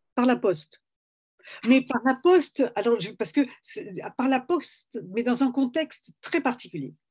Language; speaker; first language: French; native; French